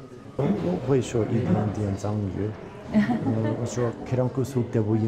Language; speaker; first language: Chinese; non-native, learner; English